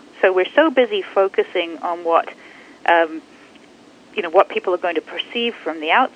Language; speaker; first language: English; native; English